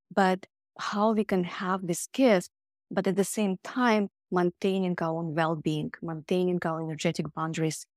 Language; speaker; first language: English; non-native, fluent; Russian